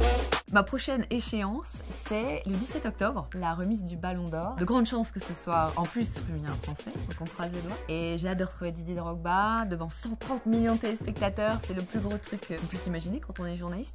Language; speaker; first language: French; native; French